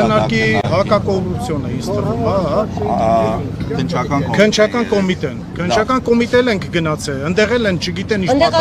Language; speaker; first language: Armenian; native; Armenian